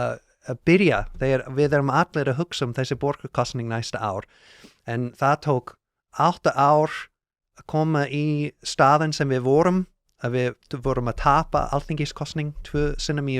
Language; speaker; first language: Icelandic; non-native, learner; English